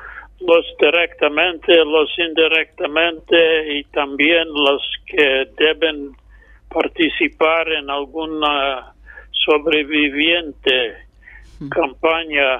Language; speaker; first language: Spanish; non-native, fluent; English